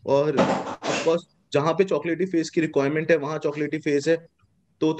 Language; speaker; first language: Hindi; native; Hindi